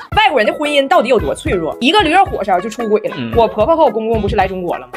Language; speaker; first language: Chinese; native; Chinese